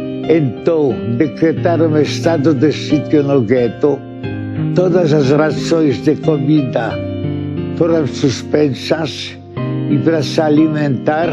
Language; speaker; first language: Portuguese; non-native, fluent; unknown